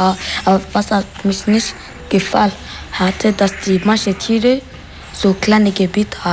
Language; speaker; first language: German; non-native, learner; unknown